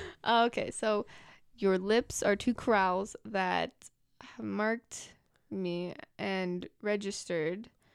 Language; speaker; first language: English; native; English